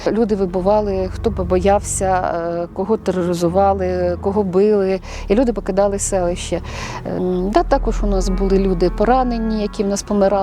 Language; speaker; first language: Ukrainian; native; Ukrainian